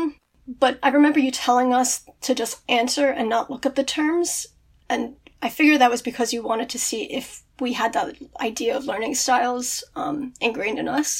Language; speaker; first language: English; native; English